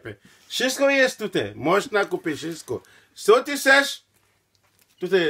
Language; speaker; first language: Polish; non-native, learner; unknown